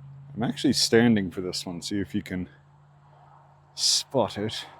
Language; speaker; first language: English; native; English